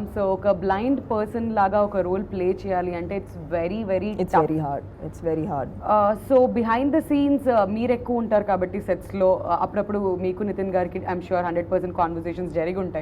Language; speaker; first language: Telugu; native; Telugu